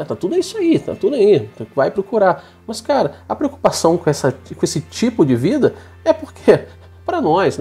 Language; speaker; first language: Portuguese; native; Portuguese